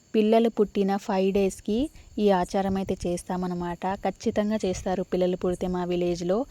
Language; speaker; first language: Telugu; non-native, local second language; Lambadi